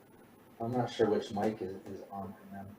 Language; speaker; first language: English; native; English